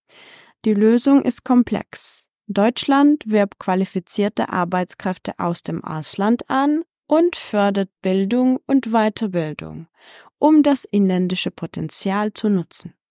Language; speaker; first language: German; non-native, fluent; Czech